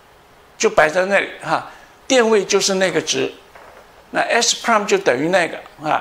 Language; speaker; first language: Chinese; native; Chinese